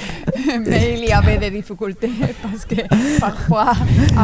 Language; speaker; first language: French; non-native, learner; Spanish